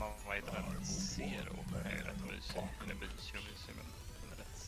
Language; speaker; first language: Swedish; native; Swedish